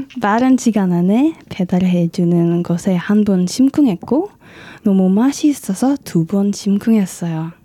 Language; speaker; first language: Korean; non-native, fluent; Indonesian